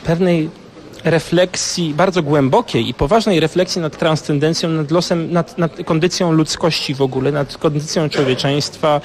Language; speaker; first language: Polish; native; Polish